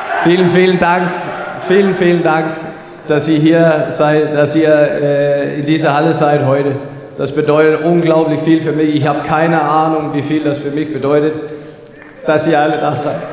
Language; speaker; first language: German; non-native, fluent; Danish